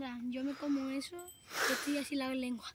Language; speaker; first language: Spanish; native; Spanish